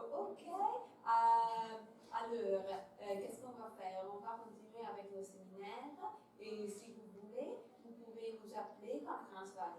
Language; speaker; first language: French; non-native, fluent; Italian